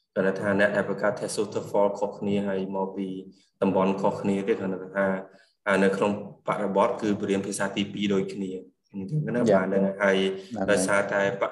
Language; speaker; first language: Khmer; native; Khmer